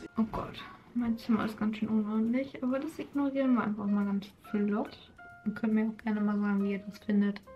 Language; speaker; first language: German; native; German